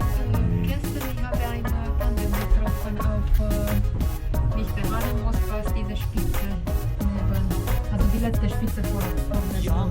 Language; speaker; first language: German; non-native, learner; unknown